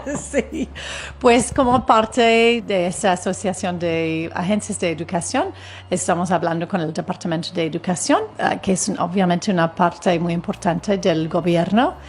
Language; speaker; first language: Spanish; non-native, fluent; English